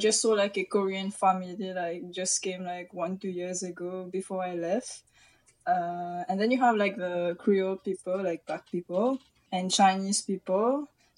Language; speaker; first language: English; non-native, local second language; Morisyen